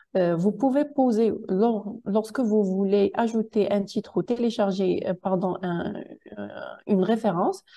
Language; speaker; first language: French; non-native, local second language; Arabic